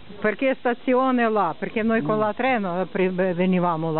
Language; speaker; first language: Italian; non-native, learner; Ukrainian